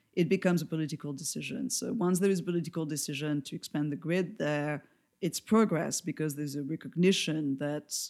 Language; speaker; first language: English; non-native, fluent; French